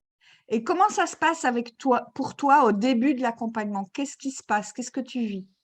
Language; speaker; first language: French; native; French